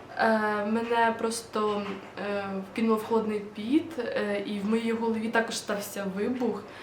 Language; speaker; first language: Ukrainian; non-native, local second language; Russian